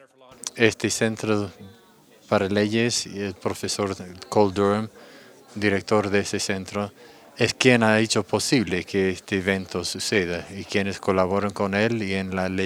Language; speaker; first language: Spanish; non-native, fluent; English